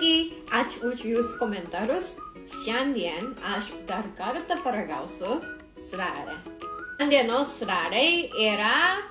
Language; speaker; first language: Lithuanian; non-native, learner; Japanese